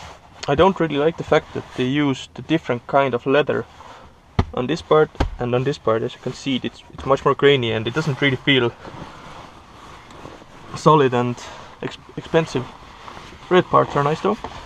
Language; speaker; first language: English; non-native, fluent; Estonian